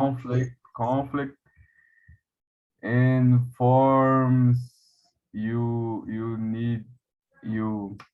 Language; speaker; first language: English; non-native, learner; Portuguese